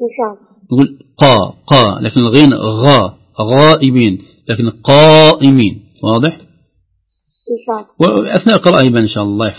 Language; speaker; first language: Arabic; native; Arabic